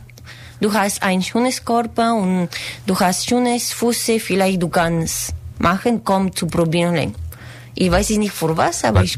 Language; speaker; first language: German; non-native, learner; Spanish